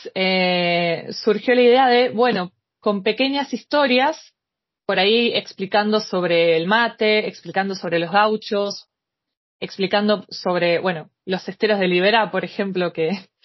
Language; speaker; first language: Spanish; native; Spanish